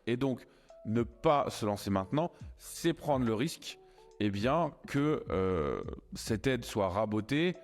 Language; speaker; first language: French; native; French